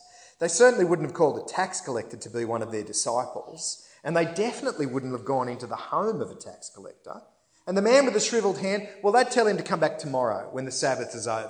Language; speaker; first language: English; native; English